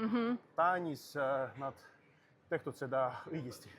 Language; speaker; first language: Estonian; non-native, local second language; Russian